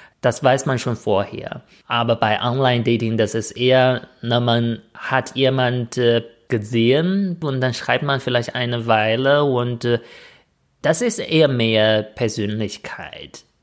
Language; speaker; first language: German; non-native, fluent; Chinese